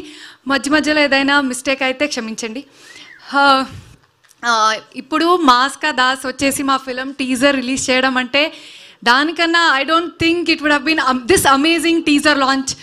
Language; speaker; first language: Telugu; non-native, learner; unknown